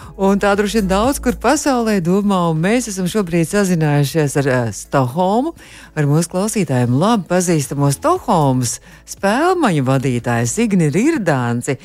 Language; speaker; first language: Latvian; native; Latvian